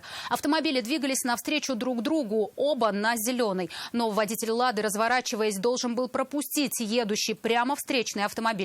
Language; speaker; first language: Russian; native; Russian